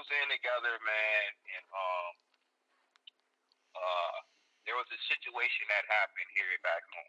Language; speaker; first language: English; native; English